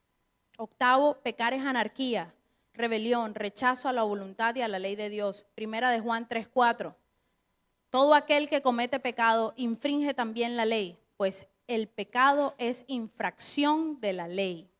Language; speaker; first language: Spanish; native; Spanish